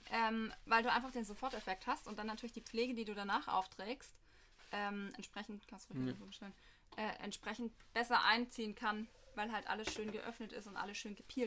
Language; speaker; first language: German; native; German